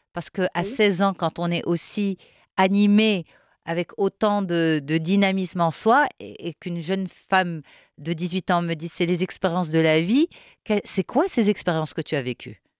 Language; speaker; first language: French; non-native, local second language; Arabic